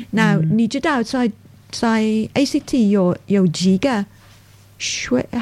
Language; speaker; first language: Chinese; non-native, learner; English